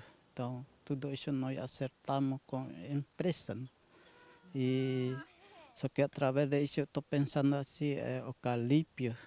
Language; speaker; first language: Portuguese; non-native, local second language; Guarani